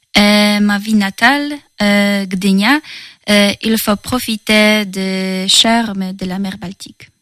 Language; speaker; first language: French; non-native, fluent; Polish